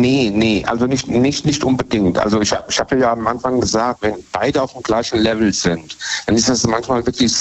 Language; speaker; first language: German; native; German